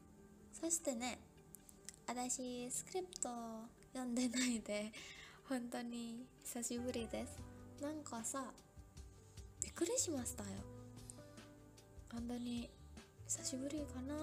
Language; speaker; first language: Japanese; non-native, learner; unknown